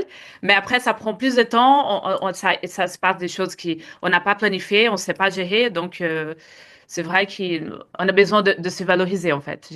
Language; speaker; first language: French; non-native, fluent; Portuguese